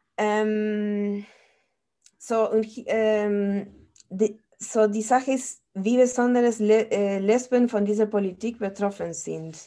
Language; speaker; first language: German; non-native, fluent; Spanish